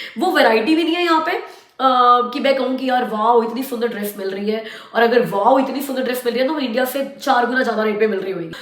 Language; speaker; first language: Hindi; native; Hindi